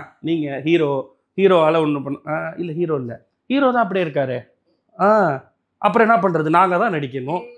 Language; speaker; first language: Tamil; native; Tamil